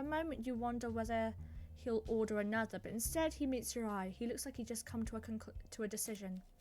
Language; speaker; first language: English; native; English